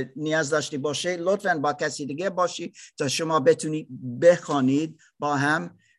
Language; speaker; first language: Persian; non-native, learner; German